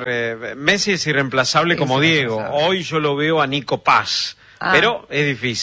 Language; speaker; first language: Spanish; native; Spanish